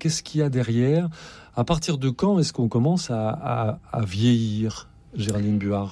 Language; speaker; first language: French; native; French